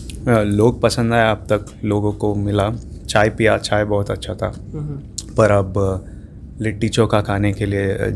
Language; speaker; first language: Hindi; non-native, local second language; Telugu